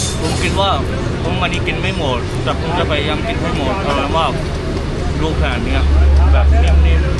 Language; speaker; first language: Thai; non-native, fluent; Urdu